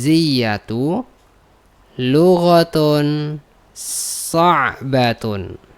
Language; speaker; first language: Arabic; non-native, fluent; Indonesian